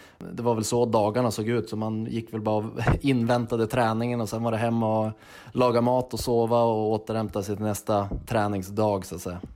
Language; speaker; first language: Swedish; native; Swedish